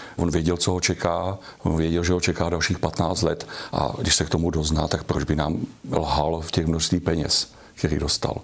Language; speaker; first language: Czech; native; Czech